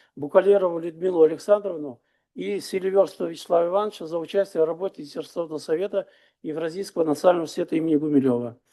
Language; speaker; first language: Russian; non-native, local second language; Kazakh